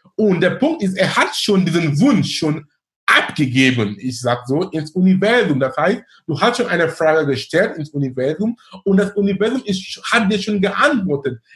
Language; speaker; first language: German; non-native, fluent; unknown